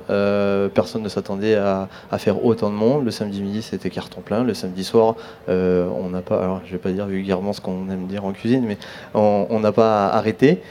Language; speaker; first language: French; native; French